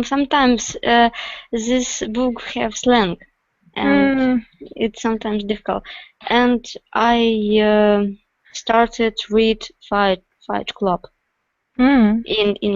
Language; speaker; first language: English; non-native, learner; Russian